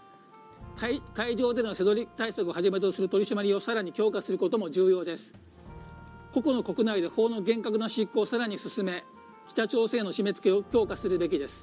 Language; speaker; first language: Japanese; native; Japanese